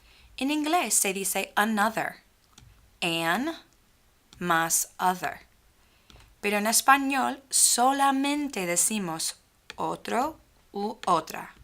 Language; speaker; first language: Spanish; non-native, fluent; English